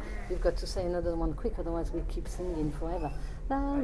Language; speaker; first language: English; native; English